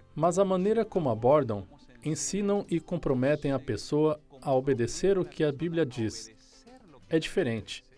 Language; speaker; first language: Portuguese; non-native, fluent; Spanish